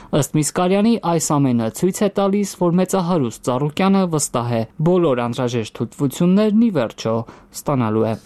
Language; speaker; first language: Armenian; native; Armenian